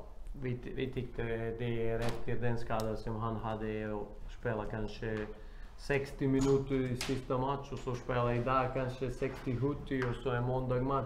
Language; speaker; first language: Swedish; non-native, fluent; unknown